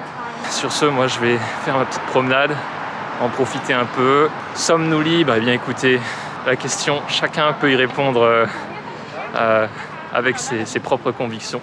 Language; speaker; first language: French; native; French